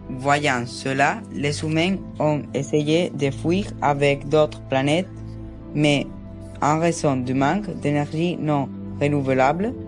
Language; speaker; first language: French; non-native, learner; Spanish